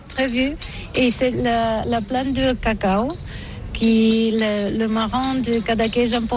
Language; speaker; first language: French; non-native, learner; Catalan